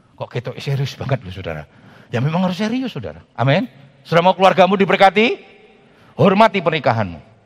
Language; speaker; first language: Indonesian; native; Indonesian